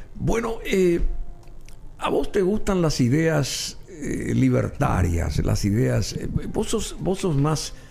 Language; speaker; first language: Spanish; native; Spanish